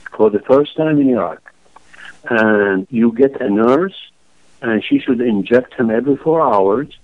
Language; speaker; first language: English; non-native, fluent; Arabic